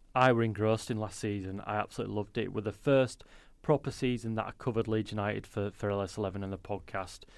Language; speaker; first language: English; native; English